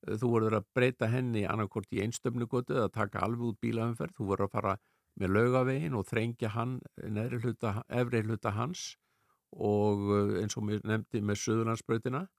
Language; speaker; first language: Icelandic; native; Icelandic